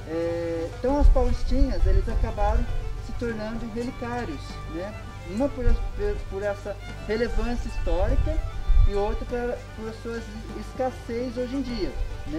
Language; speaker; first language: Portuguese; native; Portuguese